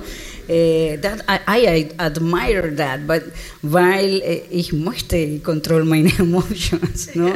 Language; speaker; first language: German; non-native, learner; Spanish